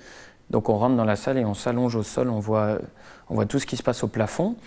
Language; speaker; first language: French; native; French